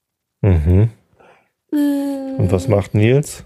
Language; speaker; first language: German; native; German